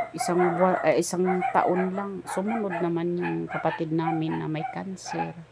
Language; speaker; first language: Filipino; native; Filipino